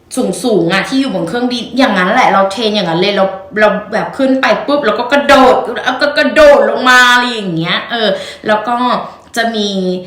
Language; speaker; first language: Thai; native; Thai